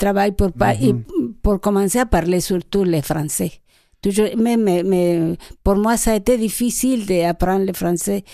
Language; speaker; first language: French; non-native, learner; Spanish